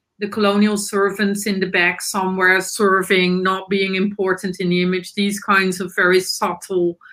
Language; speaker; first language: English; non-native, fluent; Dutch